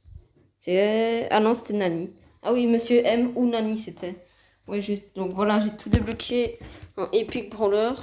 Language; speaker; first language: French; native; French